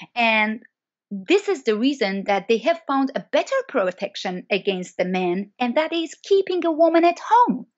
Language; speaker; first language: English; non-native, fluent; Persian